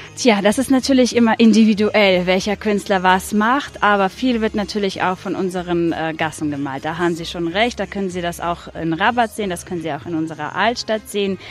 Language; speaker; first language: German; non-native, fluent; Croatian